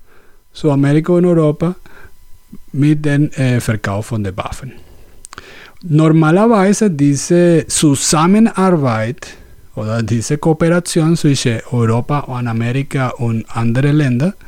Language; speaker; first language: German; non-native, learner; Spanish